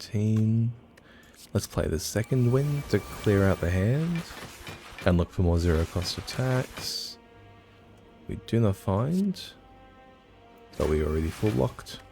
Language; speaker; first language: English; native; English